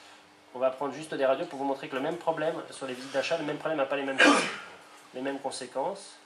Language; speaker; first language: French; native; French